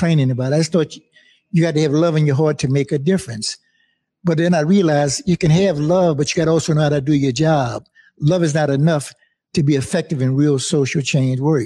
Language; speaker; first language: English; native; English